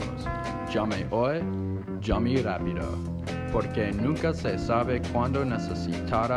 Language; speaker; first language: Spanish; non-native, learner; English